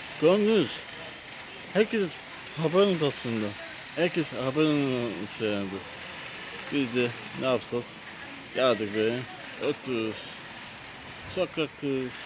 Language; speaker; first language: Turkish; non-native, learner; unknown